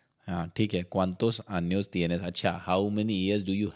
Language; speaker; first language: Spanish; non-native, learner; Hindi